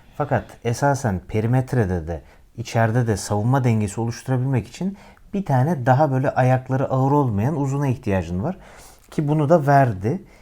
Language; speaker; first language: Turkish; native; Turkish